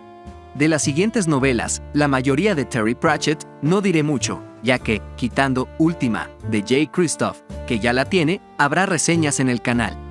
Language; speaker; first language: Spanish; native; Spanish